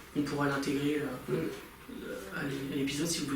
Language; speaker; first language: French; native; French